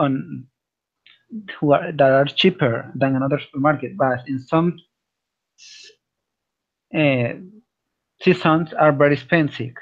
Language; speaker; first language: English; non-native, learner; Spanish